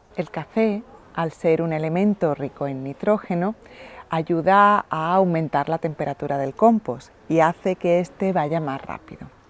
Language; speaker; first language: Spanish; native; Spanish